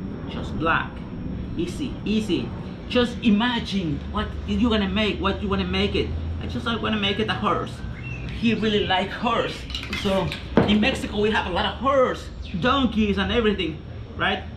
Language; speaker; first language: English; non-native, fluent; Spanish